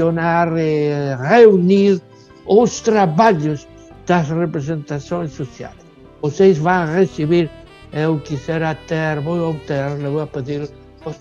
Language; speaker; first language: Portuguese; non-native, fluent; Spanish